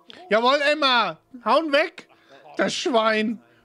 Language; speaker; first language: German; native; German